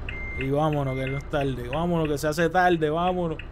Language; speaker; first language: Spanish; native; Spanish